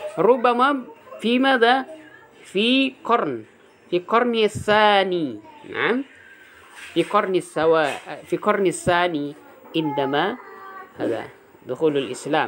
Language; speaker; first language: Arabic; non-native, fluent; Indonesian